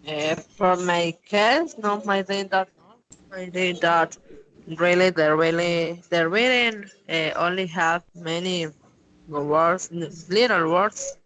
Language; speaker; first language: English; non-native, learner; Spanish